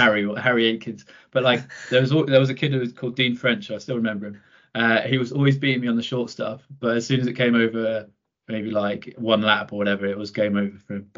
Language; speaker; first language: English; native; English